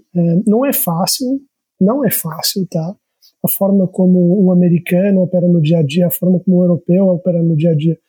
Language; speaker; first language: Portuguese; native; Portuguese